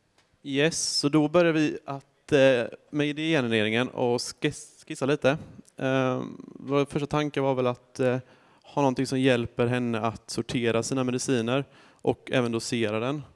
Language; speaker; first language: Swedish; native; Swedish